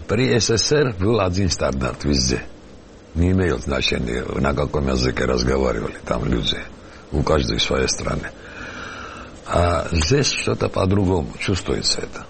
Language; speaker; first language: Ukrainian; non-native, learner; Georgian